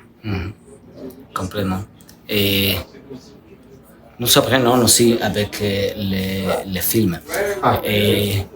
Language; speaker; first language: French; non-native, learner; Spanish